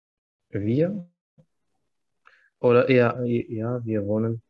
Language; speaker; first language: German; non-native, fluent; Arabic